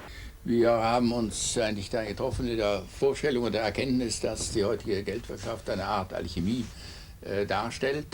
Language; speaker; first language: German; native; German